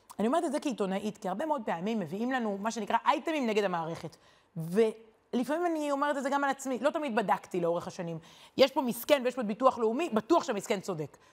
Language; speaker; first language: Hebrew; native; Hebrew